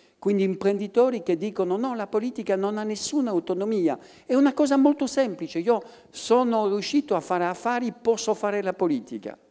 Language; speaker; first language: Italian; non-native, fluent; French